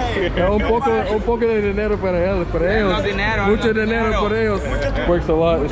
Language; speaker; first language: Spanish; non-native, learner; English